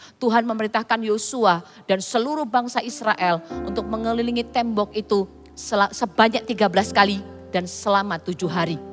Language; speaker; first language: Indonesian; native; Indonesian